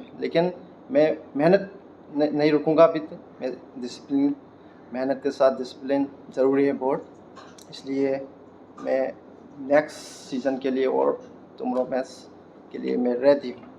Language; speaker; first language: Hindi; non-native, local second language; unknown